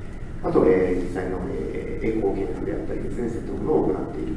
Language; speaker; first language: Japanese; native; Japanese